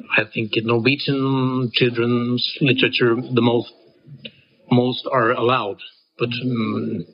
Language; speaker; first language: English; non-native, fluent; Norwegian